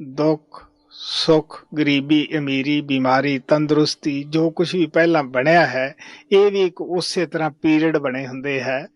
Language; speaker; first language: Hindi; non-native, local second language; Punjabi